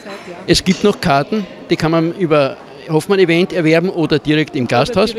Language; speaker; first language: German; native; German